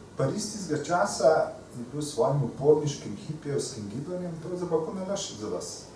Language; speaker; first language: Slovenian; native; Slovenian